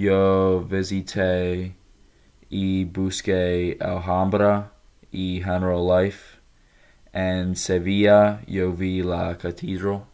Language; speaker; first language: Spanish; non-native, learner; English